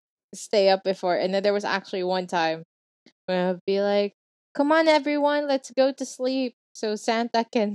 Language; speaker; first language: English; non-native, local second language; Filipino